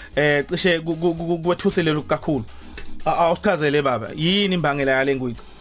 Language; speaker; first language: Zulu; native; Zulu